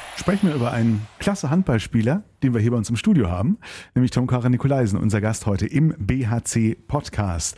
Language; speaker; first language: German; native; German